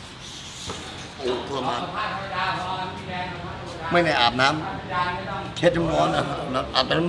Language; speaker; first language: Thai; native; Thai